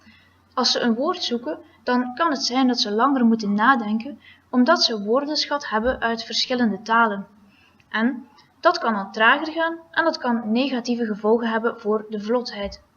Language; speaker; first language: Dutch; native; Dutch